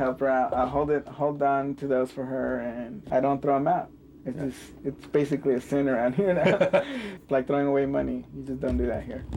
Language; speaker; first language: English; early bilingual, other home language; Spanish